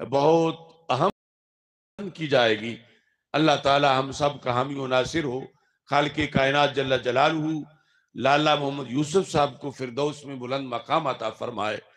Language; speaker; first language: Urdu; non-native, local second language; Punjabi